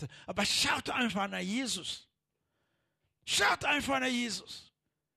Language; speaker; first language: German; non-native, learner; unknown